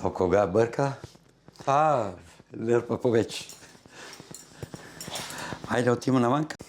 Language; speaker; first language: Bulgarian; non-native, learner; Italian